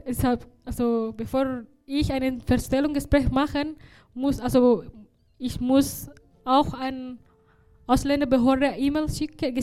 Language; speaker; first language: German; non-native, learner; Indonesian